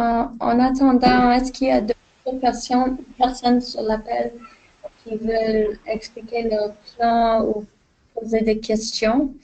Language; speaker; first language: French; non-native, fluent; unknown